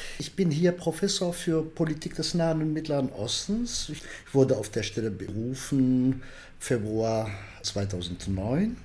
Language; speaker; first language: German; non-native, fluent; Arabic